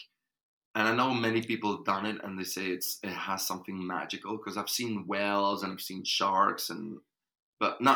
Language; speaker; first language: English; non-native, fluent; Dutch